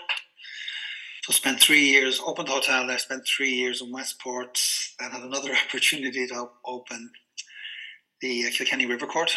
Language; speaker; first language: English; native; English